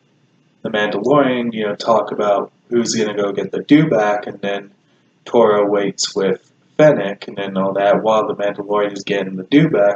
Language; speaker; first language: English; native; English